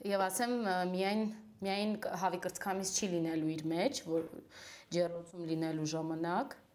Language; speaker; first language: Armenian; native; Armenian